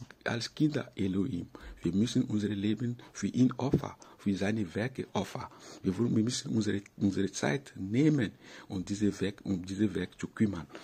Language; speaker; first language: German; non-native, fluent; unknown